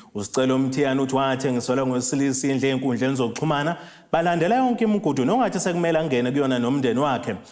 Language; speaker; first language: Zulu; native; Zulu